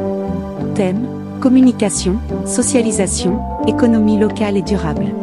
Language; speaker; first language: French; native; French